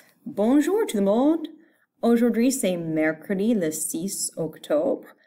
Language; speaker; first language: French; non-native, fluent; English